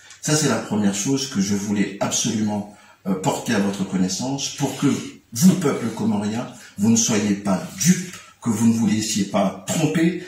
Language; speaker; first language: French; non-native, local second language; Comorian